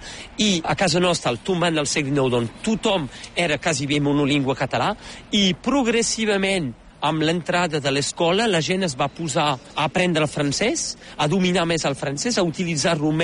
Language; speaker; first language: Catalan; native; Catalan